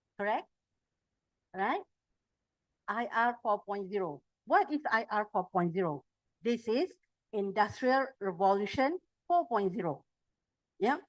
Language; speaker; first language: English; non-native, local second language; Malay